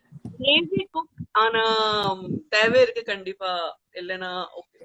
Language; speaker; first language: Tamil; non-native, fluent; Gujarati